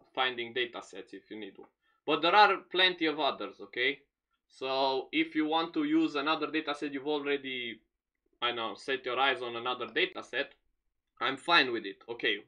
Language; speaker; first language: English; non-native, fluent; Romanian